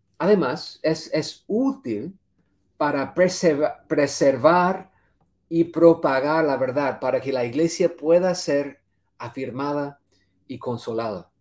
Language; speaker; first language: Spanish; non-native, fluent; English